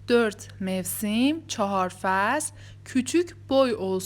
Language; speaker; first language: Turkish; non-native, fluent; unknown